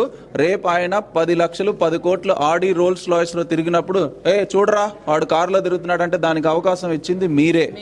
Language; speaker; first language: Telugu; native; Telugu